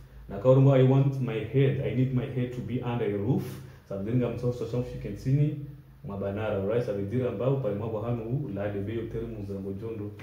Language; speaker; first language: English; non-native, fluent; Lingala